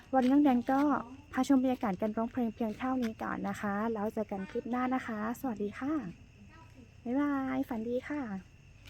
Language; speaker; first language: Thai; non-native, local second language; Karen languages